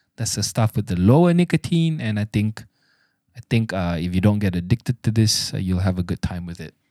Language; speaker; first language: English; non-native, local second language; Malay